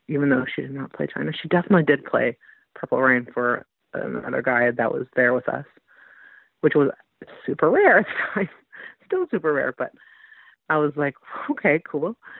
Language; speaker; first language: English; native; English